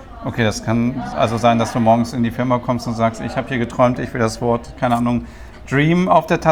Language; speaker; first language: German; native; German